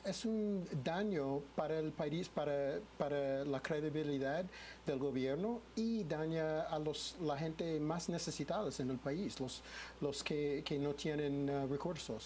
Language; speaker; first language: Spanish; non-native, fluent; English